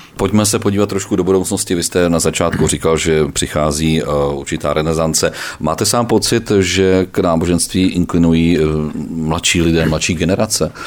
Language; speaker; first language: Czech; native; Czech